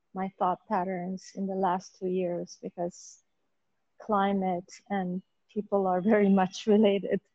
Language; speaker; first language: English; native; English